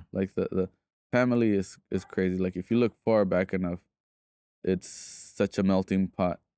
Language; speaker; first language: English; early bilingual, other home language; Spanish